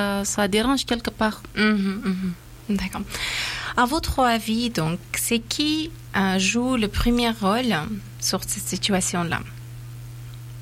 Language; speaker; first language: French; non-native, fluent; Persian